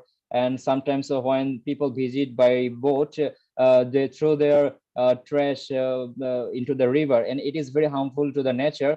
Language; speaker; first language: English; non-native, learner; Bangla